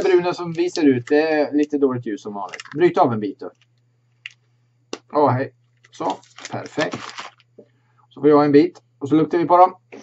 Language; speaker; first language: Swedish; native; Swedish